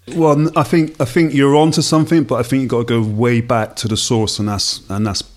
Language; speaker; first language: English; native; English